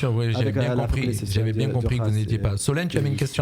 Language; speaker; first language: French; native; French